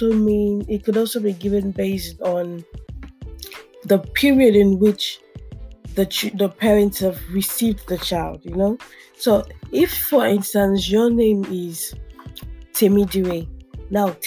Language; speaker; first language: English; non-native, local second language; Yoruba